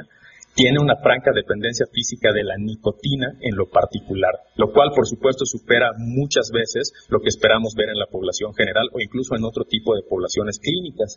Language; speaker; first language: Spanish; native; Spanish